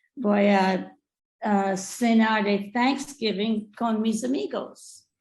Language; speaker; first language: Spanish; non-native, learner; English